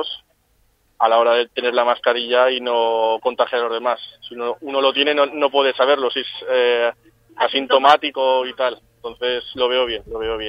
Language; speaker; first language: Spanish; native; Spanish